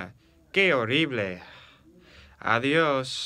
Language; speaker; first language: Spanish; non-native, learner; English